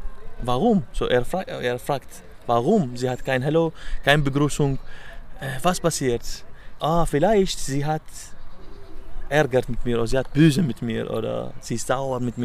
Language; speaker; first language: German; non-native, learner; Arabic